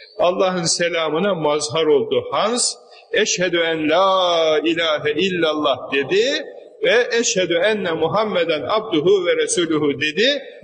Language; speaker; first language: Turkish; native; Turkish